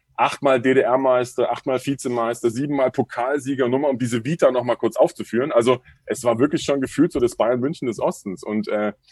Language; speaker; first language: German; native; German